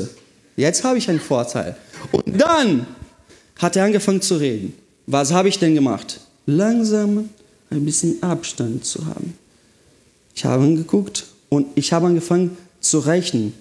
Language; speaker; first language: German; non-native, fluent; Portuguese